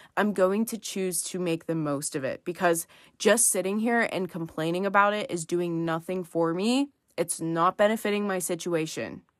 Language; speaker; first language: English; native; English